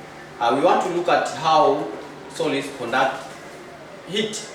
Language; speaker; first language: English; non-native, local second language; Swahili